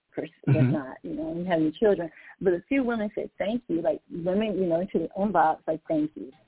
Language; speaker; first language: English; native; English